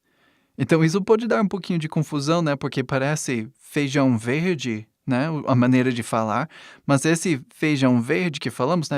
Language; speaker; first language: Portuguese; non-native, fluent; English